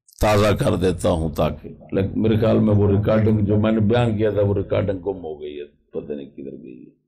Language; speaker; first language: Urdu; non-native, local second language; Punjabi